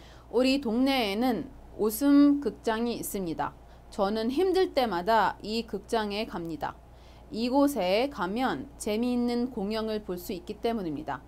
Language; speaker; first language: Korean; non-native, fluent; Arabic